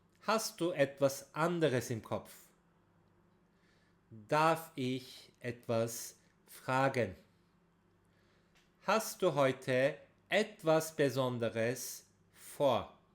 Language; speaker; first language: German; non-native, fluent; Turkish